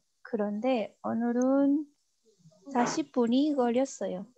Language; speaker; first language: Korean; non-native, learner; Spanish